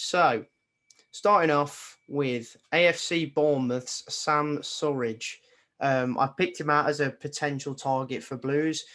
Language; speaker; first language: English; native; English